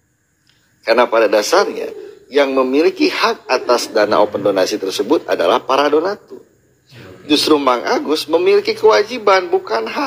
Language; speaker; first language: Indonesian; native; Indonesian